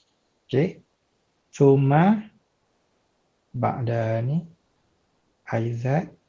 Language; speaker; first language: Arabic; non-native, learner; Malay